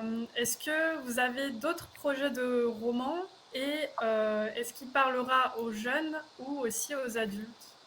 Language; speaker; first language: French; native; French